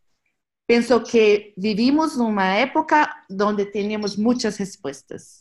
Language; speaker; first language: Spanish; non-native, learner; Portuguese